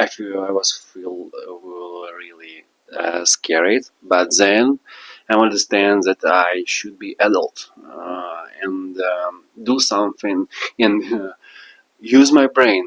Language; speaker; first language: English; non-native, learner; Persian